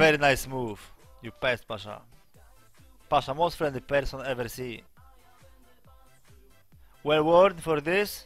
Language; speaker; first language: English; non-native, learner; Polish